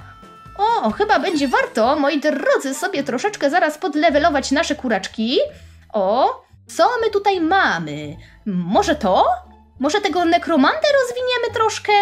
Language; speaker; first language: Polish; native; Polish